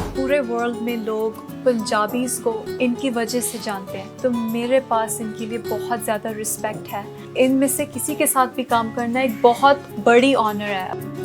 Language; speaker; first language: Hindi; non-native, local second language; Punjabi